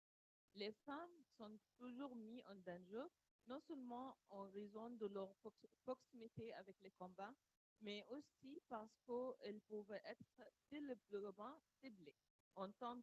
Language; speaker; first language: French; non-native, learner; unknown